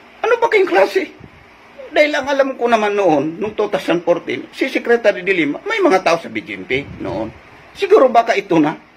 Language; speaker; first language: Filipino; non-native, local second language; Cebuano